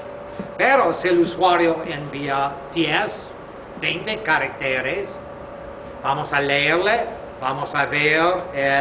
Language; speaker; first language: Spanish; non-native, fluent; English